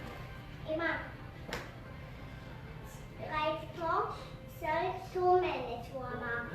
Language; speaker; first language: Hebrew; early bilingual, heritage; Hebrew